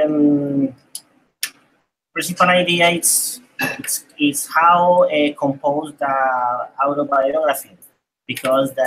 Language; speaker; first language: English; non-native, learner; Spanish